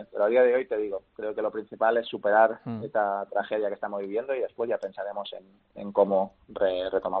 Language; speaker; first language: Spanish; native; Spanish